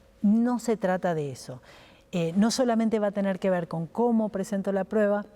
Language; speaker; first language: Spanish; native; Spanish